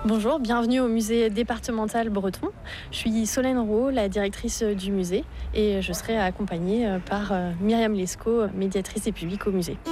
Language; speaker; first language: French; native; French